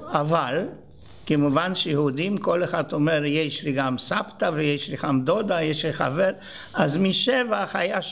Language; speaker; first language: Hebrew; non-native, fluent; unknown